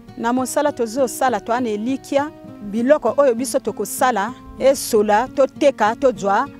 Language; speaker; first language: Lingala; native; Lingala